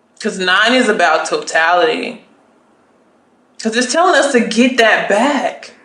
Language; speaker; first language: English; native; English